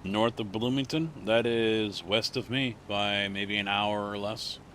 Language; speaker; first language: English; native; English